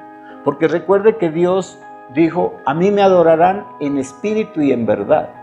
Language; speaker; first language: Spanish; native; Spanish